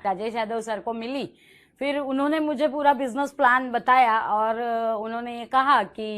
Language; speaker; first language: Hindi; non-native, local second language; Marathi